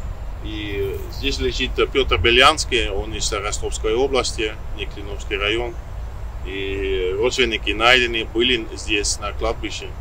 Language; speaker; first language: Russian; non-native, learner; Dutch